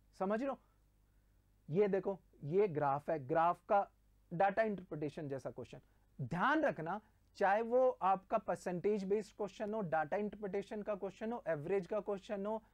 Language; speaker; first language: Hindi; native; Hindi